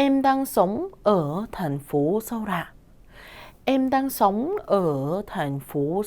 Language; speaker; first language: Vietnamese; non-native, fluent; Korean